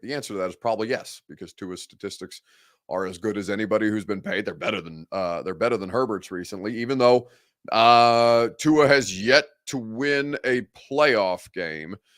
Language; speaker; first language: English; native; English